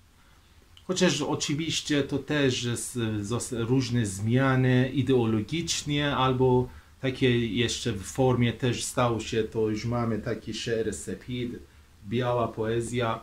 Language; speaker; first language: Polish; non-native, fluent; Persian